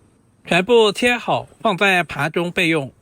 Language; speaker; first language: Chinese; native; Chinese